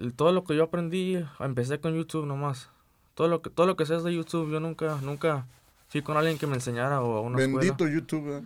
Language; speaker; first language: Spanish; early bilingual, heritage; Spanish